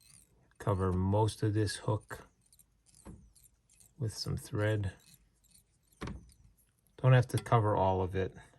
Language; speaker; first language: English; native; English